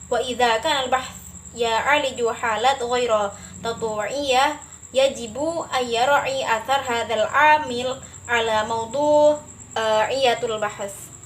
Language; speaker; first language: Arabic; non-native, learner; Indonesian